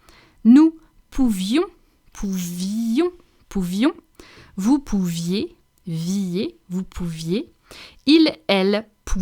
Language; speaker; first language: French; non-native, fluent; English